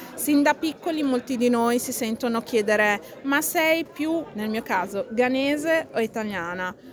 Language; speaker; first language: Italian; early bilingual, other home language; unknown